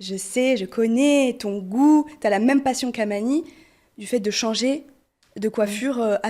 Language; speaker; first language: French; early bilingual, other home language; Portuguese